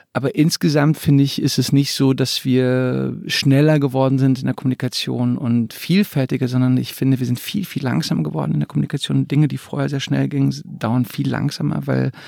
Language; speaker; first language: German; early bilingual, other home language; Croatian